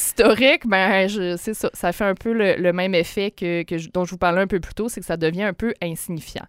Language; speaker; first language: French; native; French